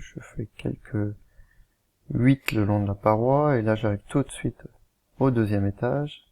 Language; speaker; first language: French; native; French